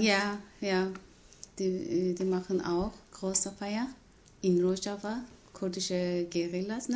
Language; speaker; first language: German; non-native, learner; Kurdish